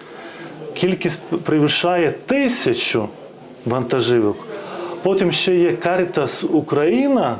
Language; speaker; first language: Ukrainian; non-native, fluent; Lithuanian